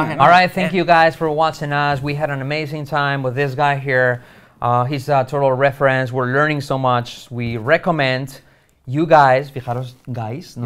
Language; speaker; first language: English; non-native, fluent; Spanish